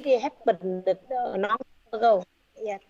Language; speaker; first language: English; non-native, learner; Vietnamese